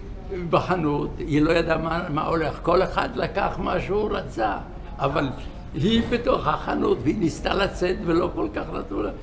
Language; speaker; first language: Hebrew; non-native, fluent; Yiddish